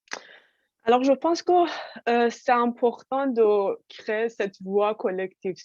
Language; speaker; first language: French; non-native, fluent; Persian